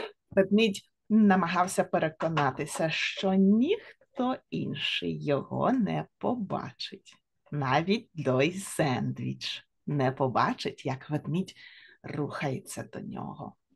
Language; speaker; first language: Ukrainian; native; Ukrainian